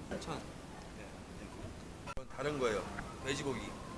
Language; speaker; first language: Korean; native; Korean